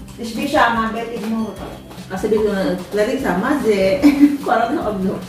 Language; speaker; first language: Hebrew; non-native, learner; Filipino